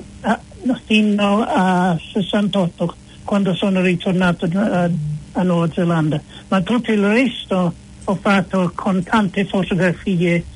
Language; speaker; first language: Italian; non-native, fluent; English